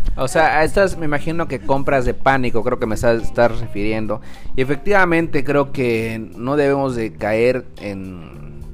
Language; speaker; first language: Spanish; native; Spanish